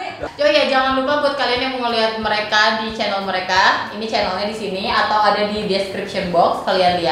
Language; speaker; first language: Indonesian; native; Indonesian